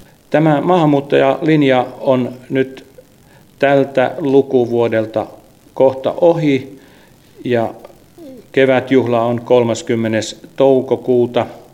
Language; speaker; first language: Finnish; native; Finnish